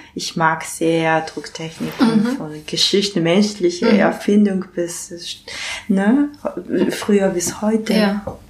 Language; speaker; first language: German; non-native, learner; Japanese